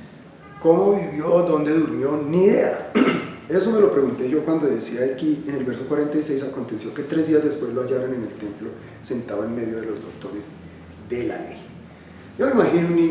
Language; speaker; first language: Spanish; native; Spanish